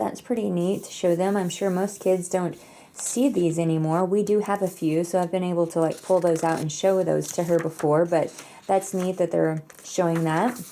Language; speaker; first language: English; native; English